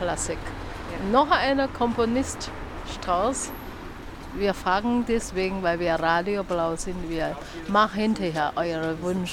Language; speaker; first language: German; non-native, learner; Chinese